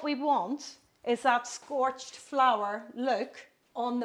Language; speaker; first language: English; native; English